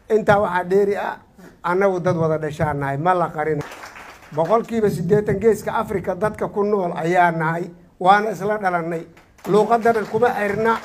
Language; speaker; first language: Somali; non-native, fluent; Oromo